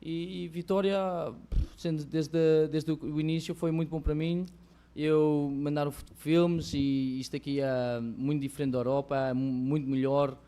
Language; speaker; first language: Portuguese; early bilingual, heritage; Portuguese